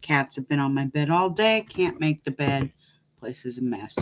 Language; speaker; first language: English; native; English